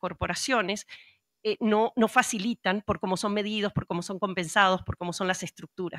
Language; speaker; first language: Spanish; native; Spanish